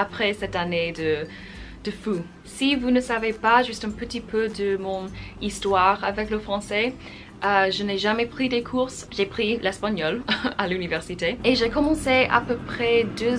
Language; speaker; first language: French; non-native, fluent; English